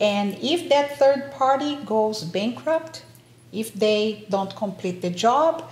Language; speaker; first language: English; non-native, fluent; Portuguese